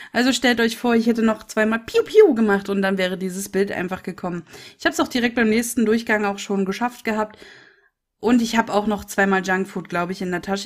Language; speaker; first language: German; native; German